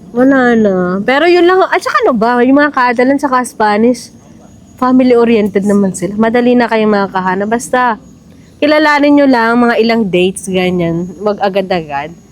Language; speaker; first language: Filipino; native; Filipino